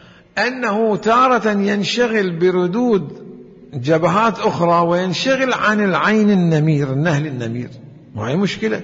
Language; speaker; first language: Arabic; native; Arabic